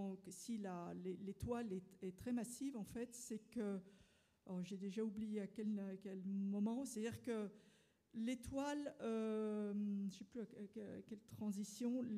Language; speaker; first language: French; native; French